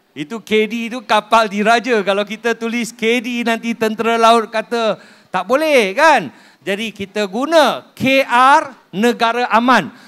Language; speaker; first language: Malay; non-native, local second language; Min Nan Chinese